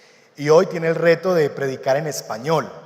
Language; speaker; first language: Spanish; native; Spanish